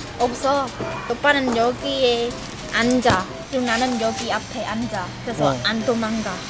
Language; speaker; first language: Korean; non-native, learner; Khmer